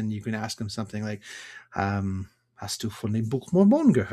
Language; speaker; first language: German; non-native, fluent; English